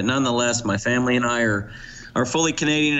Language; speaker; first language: English; native; English